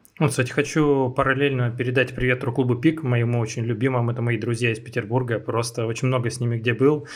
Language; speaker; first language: Russian; native; Russian